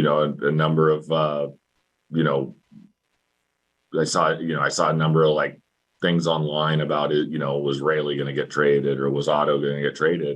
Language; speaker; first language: English; native; English